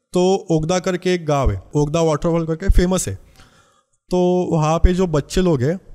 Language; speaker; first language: Hindi; non-native, local second language; Marathi